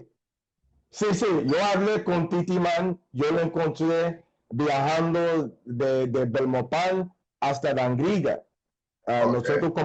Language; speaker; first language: Spanish; non-native, fluent; English